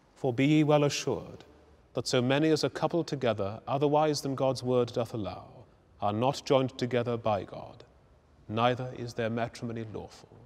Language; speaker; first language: English; native; English